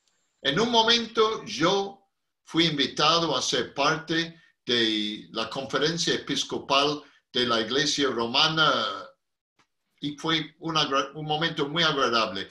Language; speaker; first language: Spanish; non-native, fluent; English